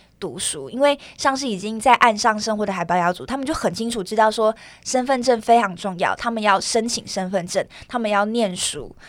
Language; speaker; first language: Chinese; native; Chinese